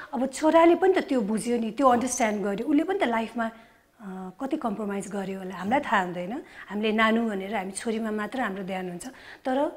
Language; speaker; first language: Nepali; native; Nepali